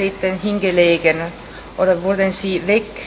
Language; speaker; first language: German; non-native, fluent; Italian